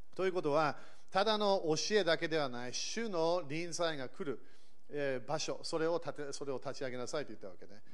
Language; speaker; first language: Japanese; early bilingual, other home language; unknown